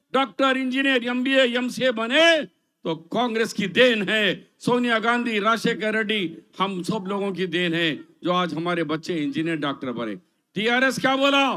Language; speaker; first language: Hindi; non-native, local second language; Urdu